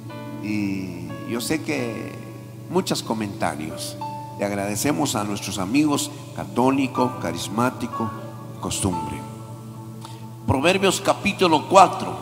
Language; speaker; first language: Spanish; non-native, local second language; Kʼicheʼ